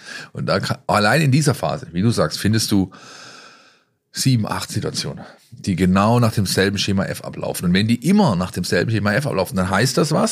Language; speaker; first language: German; native; German